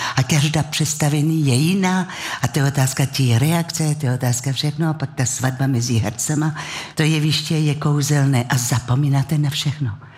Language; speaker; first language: Czech; non-native, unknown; French